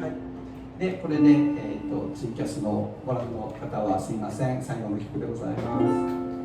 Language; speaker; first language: Japanese; native; Japanese